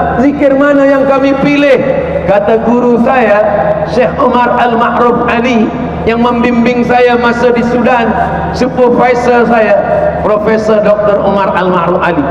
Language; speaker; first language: Malay; native; Malay